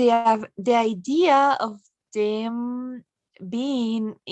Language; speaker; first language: English; non-native, learner; Spanish